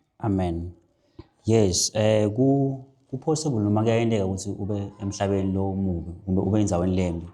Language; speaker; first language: Zulu; non-native, local second language; Swati